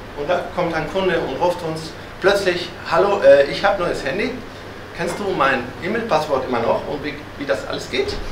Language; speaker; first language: German; non-native, fluent; Spanish